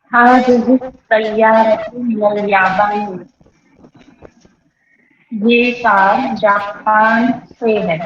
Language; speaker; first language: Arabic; non-native, learner; Urdu